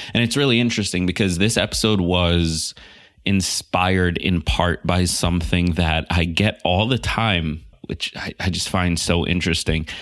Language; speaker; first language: English; native; English